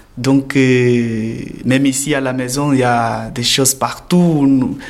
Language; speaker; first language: French; non-native, learner; Portuguese